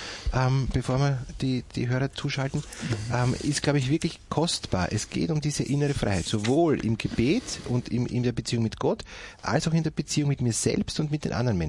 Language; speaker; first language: German; native; German